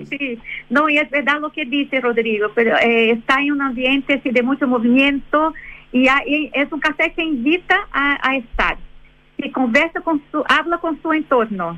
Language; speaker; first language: Spanish; non-native, fluent; Portuguese